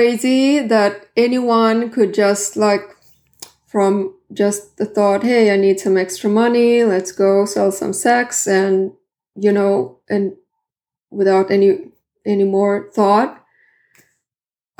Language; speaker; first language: English; non-native, fluent; Swedish